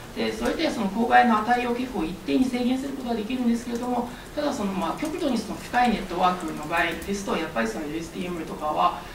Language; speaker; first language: Japanese; early bilingual, other home language; Chinese